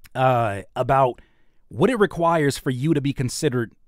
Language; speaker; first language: English; native; English